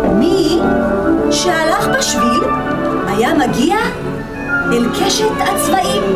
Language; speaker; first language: Hebrew; native; Hebrew